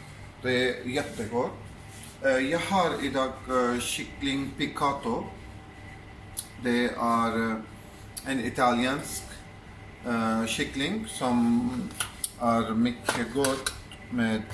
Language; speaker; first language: Swedish; non-native, local second language; Punjabi